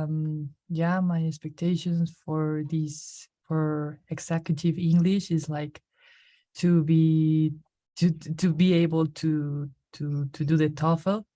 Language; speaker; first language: English; non-native, learner; Spanish